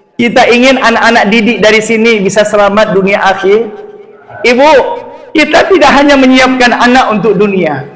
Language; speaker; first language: Indonesian; non-native, local second language; Achinese